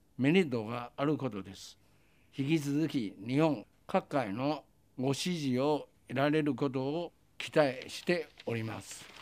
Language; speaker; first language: Japanese; non-native, fluent; Chinese